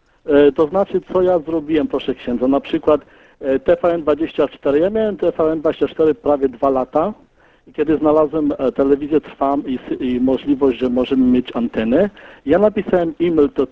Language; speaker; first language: Polish; early bilingual, heritage; Polish